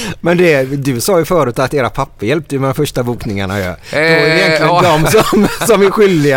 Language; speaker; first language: Swedish; native; Swedish